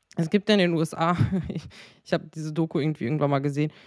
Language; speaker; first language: German; native; German